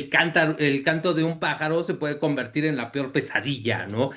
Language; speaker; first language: Spanish; native; Spanish